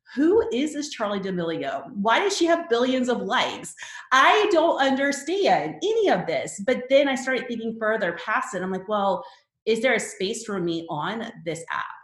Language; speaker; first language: English; native; English